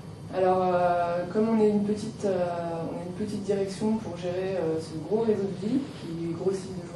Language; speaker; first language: French; native; French